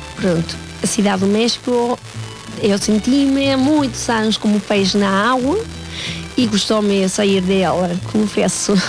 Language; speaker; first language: Portuguese; non-native, fluent; Spanish